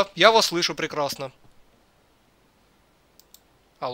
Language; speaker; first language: Russian; native; Russian